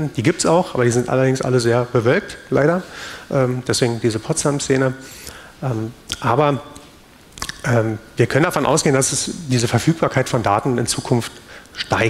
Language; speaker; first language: German; native; German